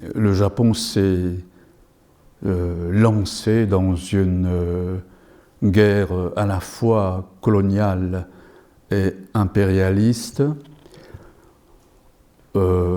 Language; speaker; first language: French; non-native, fluent; Japanese